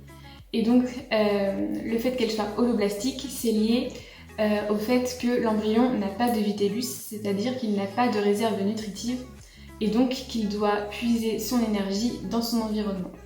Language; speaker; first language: French; native; French